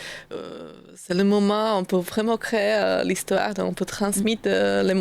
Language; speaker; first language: French; non-native, learner; Slovak